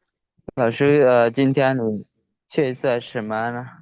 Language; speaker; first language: Chinese; non-native, learner; Lao